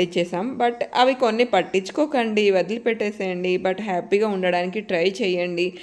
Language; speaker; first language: Telugu; non-native, local second language; Lambadi